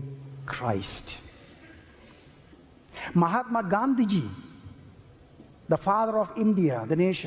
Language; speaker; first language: English; non-native, local second language; Malayalam